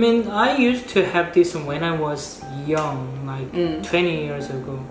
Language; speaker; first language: English; non-native, fluent; Korean